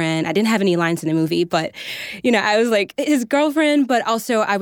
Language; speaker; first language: English; native; English